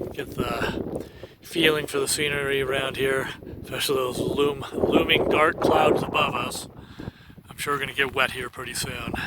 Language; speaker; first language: English; native; English